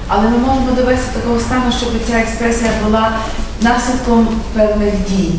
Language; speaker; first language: Polish; non-native, fluent; Ukrainian